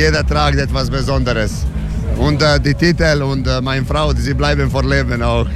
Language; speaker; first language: German; non-native, fluent; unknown